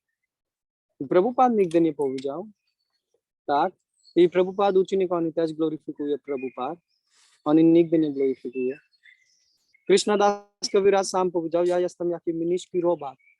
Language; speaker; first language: Polish; non-native, learner; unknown